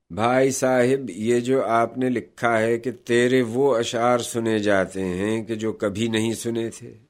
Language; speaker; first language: Urdu; native; Urdu